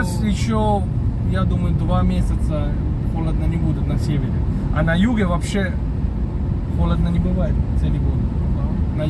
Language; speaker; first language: Russian; non-native, fluent; Hindi